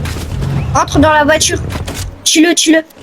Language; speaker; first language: French; native; French